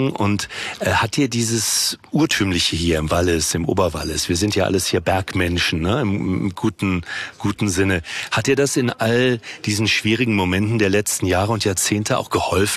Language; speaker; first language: German; native; German